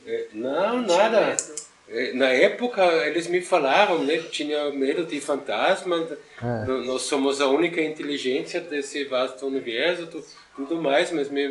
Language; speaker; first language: Portuguese; non-native, fluent; German